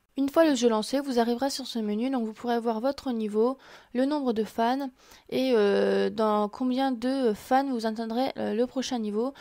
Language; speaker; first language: French; native; French